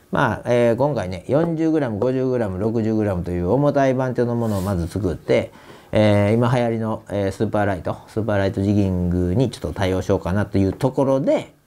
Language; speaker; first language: Japanese; native; Japanese